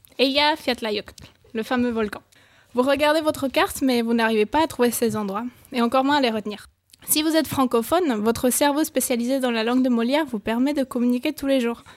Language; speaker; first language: French; non-native, fluent; Spanish